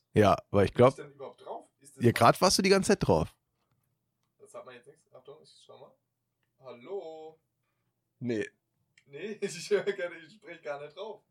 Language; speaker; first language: German; native; German